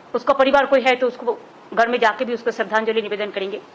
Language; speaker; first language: Hindi; non-native, local second language; Bangla